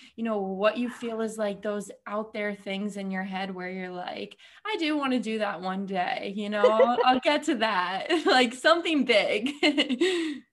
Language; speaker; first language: English; native; English